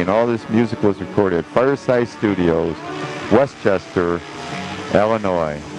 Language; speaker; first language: English; native; English